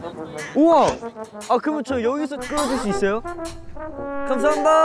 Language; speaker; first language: Korean; non-native, fluent; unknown